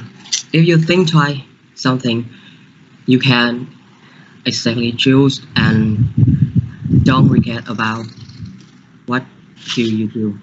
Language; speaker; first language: English; non-native, learner; Vietnamese